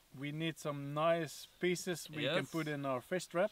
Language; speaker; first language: English; non-native, fluent; Swedish